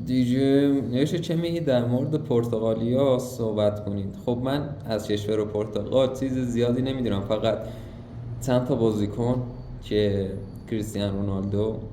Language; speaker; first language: Persian; native; Persian